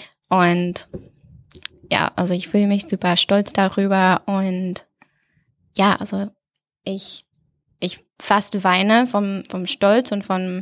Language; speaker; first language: German; non-native, fluent; English